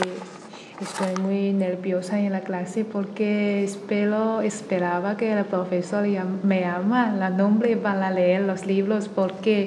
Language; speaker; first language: Spanish; non-native, learner; Chinese